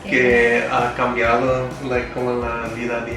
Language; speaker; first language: Spanish; non-native, fluent; English